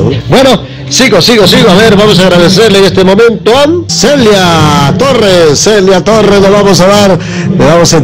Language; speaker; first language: Spanish; native; Spanish